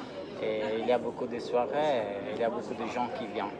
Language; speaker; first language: French; non-native, fluent; Italian